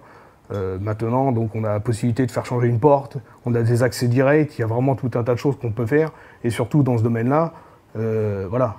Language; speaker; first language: French; native; French